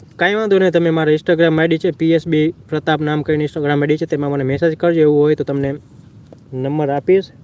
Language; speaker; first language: Gujarati; non-native, local second language; Kachhi